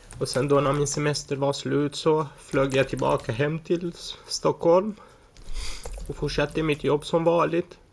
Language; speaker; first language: Swedish; early bilingual, other home language; Arabic